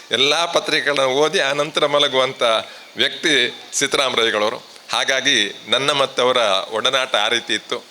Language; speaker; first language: Kannada; non-native, local second language; Tulu